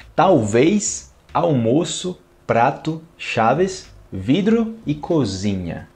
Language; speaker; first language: Portuguese; native; Portuguese